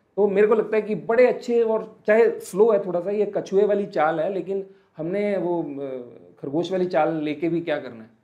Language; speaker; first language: Hindi; native; Hindi